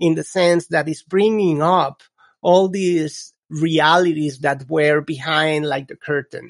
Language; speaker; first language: English; non-native, fluent; Spanish